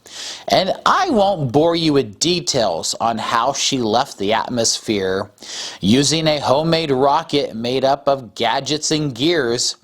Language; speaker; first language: English; native; English